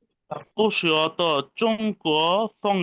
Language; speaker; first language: Chinese; non-native, learner; Bangla